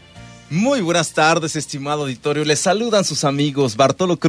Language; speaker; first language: Spanish; native; Spanish